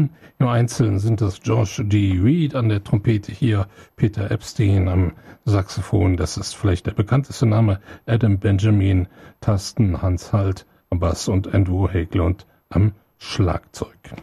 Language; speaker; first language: German; native; German